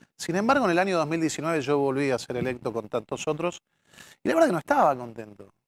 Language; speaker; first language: Spanish; native; Spanish